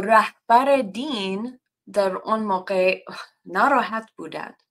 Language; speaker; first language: Persian; non-native, learner; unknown